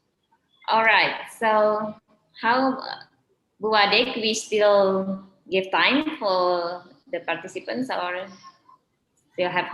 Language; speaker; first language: English; non-native, fluent; Indonesian